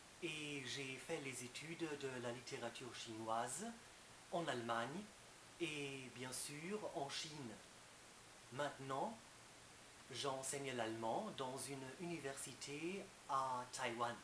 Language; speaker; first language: French; non-native, fluent; German